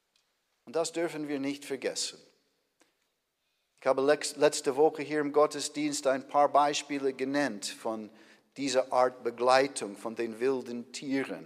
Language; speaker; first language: German; non-native, fluent; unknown